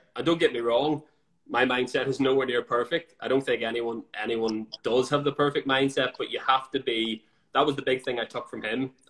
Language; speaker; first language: English; native; English